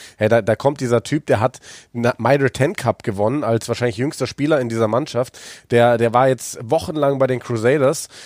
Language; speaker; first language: German; native; German